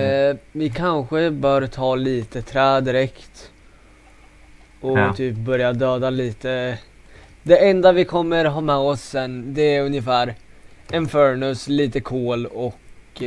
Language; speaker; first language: Swedish; native; Swedish